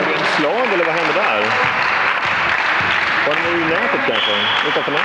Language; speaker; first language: Swedish; native; Swedish